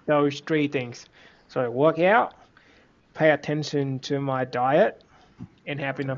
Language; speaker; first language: English; non-native, fluent; Vietnamese